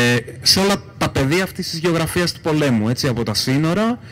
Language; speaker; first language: Greek; native; Greek